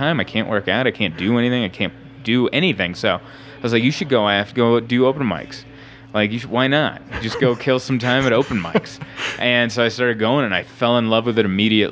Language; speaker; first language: English; native; English